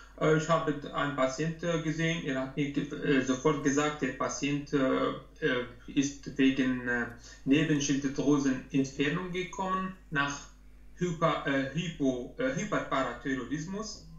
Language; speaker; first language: German; non-native, learner; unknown